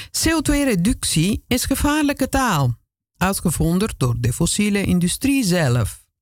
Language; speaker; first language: Dutch; non-native, fluent; Italian